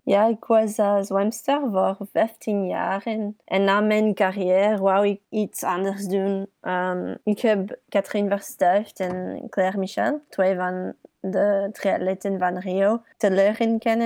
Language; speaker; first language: Dutch; early bilingual, heritage; English